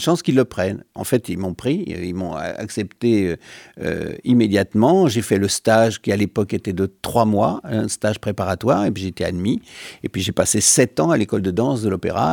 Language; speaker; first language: French; native; French